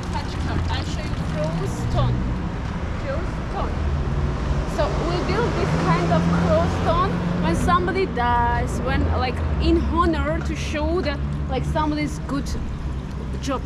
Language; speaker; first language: English; non-native, learner; Armenian